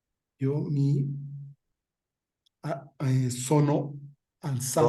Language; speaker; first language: Italian; non-native, learner; Spanish